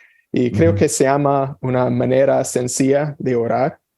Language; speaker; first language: Spanish; non-native, fluent; English